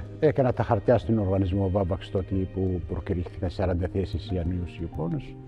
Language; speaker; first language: Greek; non-native, fluent; Arabic